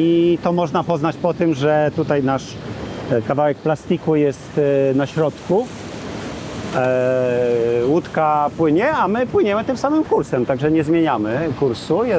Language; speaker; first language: Polish; native; Polish